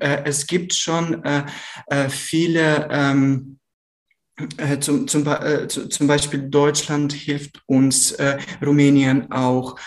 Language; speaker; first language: German; non-native, learner; Ukrainian